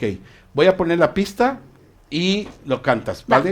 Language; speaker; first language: Spanish; native; Spanish